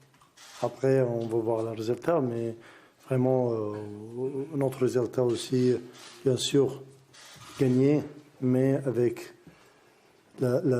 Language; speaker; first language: French; non-native, learner; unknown